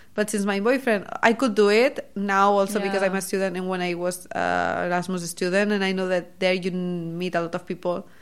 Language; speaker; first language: English; non-native, fluent; Spanish